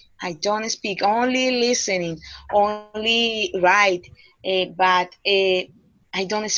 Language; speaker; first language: English; non-native, learner; Spanish